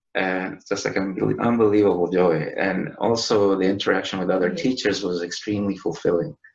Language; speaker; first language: English; native; English